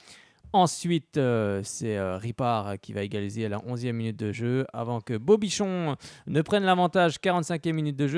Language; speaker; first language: French; native; French